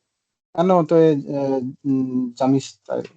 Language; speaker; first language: Czech; non-native, learner; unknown